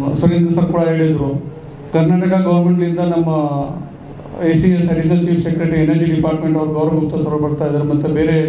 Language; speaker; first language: Kannada; non-native, local second language; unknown